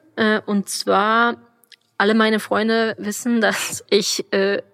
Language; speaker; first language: German; non-native, fluent; Polish